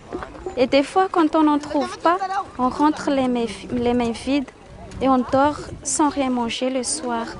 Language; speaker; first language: French; non-native, local second language; Malagasy